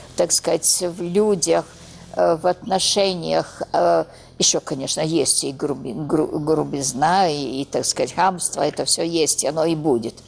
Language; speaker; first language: Russian; early bilingual, heritage; Russian